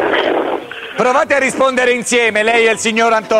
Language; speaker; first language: Italian; native; Italian